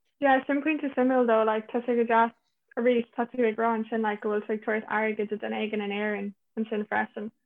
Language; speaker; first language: Irish; non-native, local second language; English